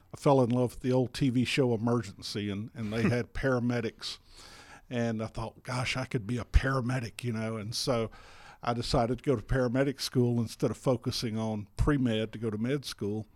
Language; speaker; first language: English; native; English